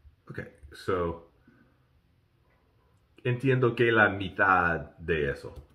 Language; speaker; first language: Spanish; non-native, learner; English